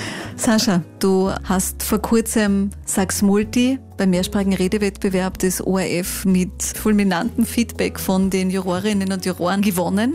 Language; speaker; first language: German; native; German